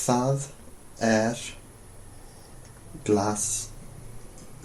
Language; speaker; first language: Icelandic; non-native, learner; English